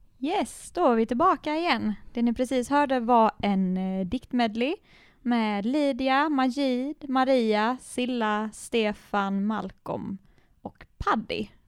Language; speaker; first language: Swedish; native; Swedish